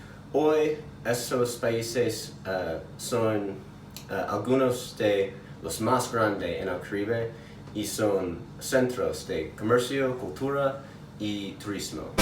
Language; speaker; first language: Spanish; non-native, learner; English